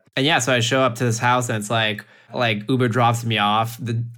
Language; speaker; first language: English; early bilingual, heritage; French